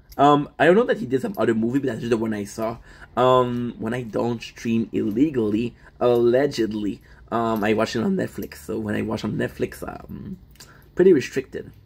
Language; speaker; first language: English; non-native, fluent; French